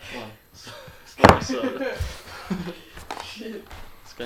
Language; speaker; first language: French; native; French